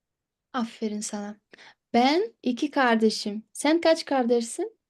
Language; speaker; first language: Turkish; non-native, fluent; Kyrgyz